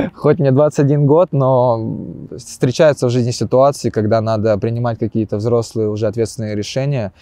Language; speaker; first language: Russian; native; Russian